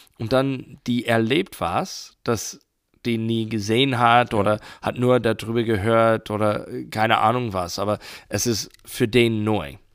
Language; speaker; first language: German; non-native, learner; English